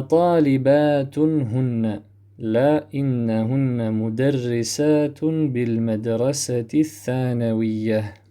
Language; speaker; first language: Arabic; non-native, fluent; French